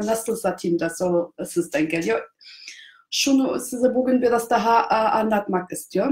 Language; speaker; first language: Turkish; non-native, fluent; German